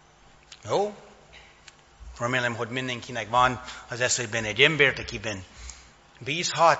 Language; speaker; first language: Hungarian; non-native, fluent; English